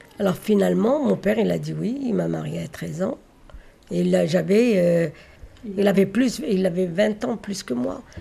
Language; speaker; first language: French; early bilingual, other home language; Arabic